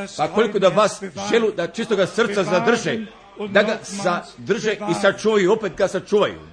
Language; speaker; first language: Croatian; early bilingual, heritage; Croatian